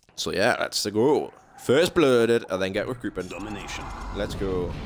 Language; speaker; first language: English; native; English